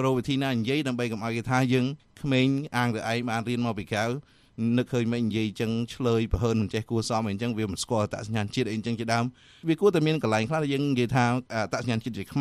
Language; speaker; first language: Khmer; native; Khmer